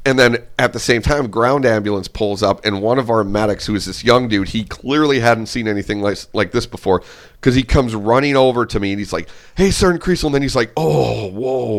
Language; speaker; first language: English; native; English